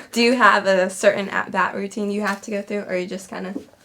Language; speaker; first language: English; native; English